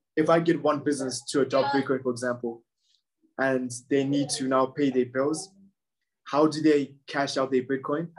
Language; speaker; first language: English; non-native, local second language; Shona